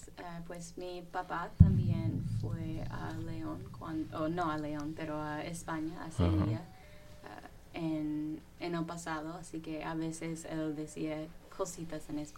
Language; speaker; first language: Spanish; non-native, fluent; English